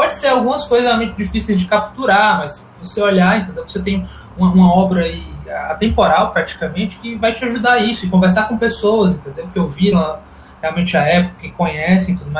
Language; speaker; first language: Portuguese; native; Portuguese